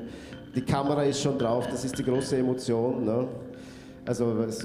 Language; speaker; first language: German; native; German